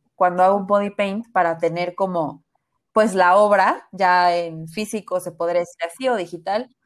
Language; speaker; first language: Spanish; native; Spanish